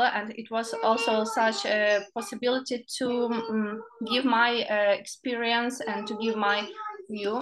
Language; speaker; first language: English; non-native, learner; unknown